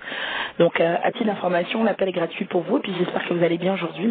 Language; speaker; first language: French; native; French